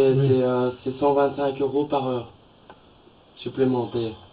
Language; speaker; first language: French; native; French